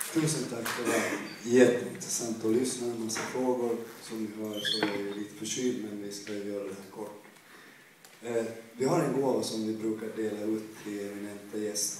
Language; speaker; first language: Swedish; native; Swedish